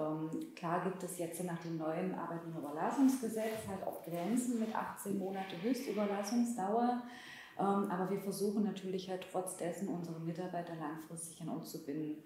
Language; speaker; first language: German; native; German